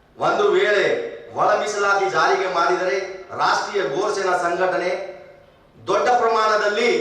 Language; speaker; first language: Kannada; non-native, local second language; Lambadi